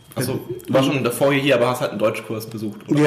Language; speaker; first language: German; native; German